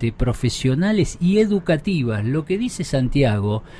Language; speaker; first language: Spanish; native; Spanish